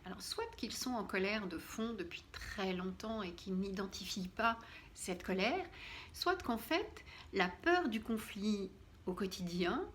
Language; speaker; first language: French; native; French